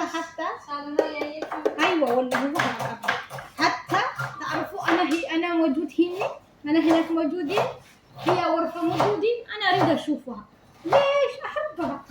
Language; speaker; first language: Arabic; non-native, learner; Amharic